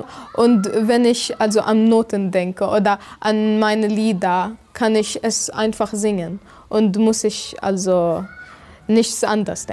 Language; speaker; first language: German; non-native, fluent; Arabic